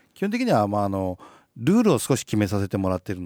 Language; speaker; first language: Japanese; native; Japanese